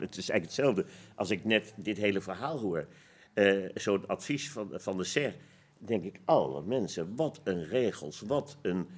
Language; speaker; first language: Dutch; native; Dutch